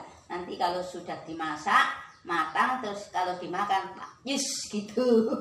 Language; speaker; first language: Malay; non-native, local second language; Javanese